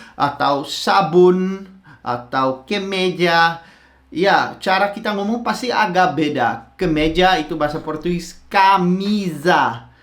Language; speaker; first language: Indonesian; non-native, fluent; Dutch